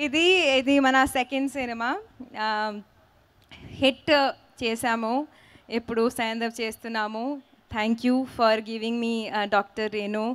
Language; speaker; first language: Telugu; non-native, fluent; Hindi